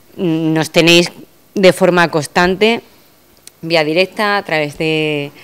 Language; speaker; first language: Spanish; native; Spanish